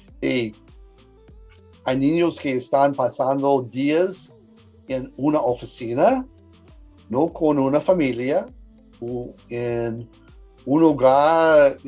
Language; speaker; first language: Spanish; early bilingual, heritage; English